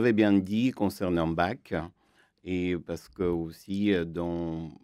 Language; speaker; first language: French; non-native, fluent; Armenian